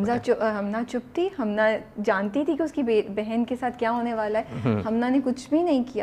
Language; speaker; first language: Urdu; native; Urdu